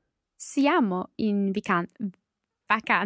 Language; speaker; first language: Italian; non-native, learner; English